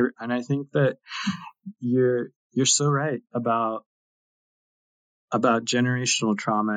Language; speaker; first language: English; native; English